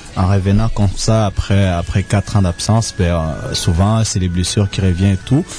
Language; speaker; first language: French; native; French